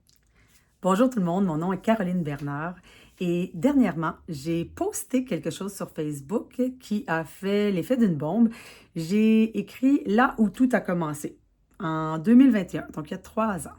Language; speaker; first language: French; native; French